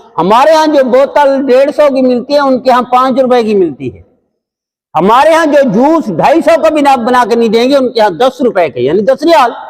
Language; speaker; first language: Urdu; non-native, local second language; Punjabi